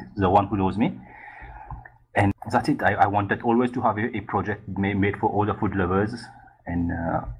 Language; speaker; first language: English; non-native, fluent; Morisyen